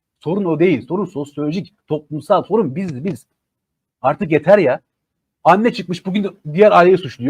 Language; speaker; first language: Turkish; native; Turkish